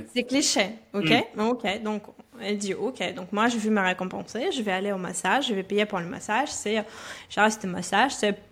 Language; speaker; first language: French; non-native, fluent; Russian